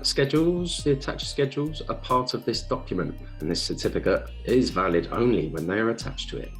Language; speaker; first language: English; native; English